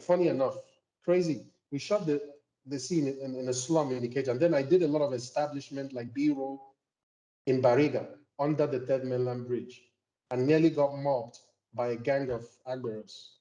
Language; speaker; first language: English; non-native, local second language; Igbo